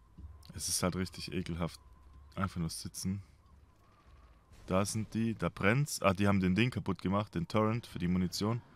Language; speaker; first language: German; native; German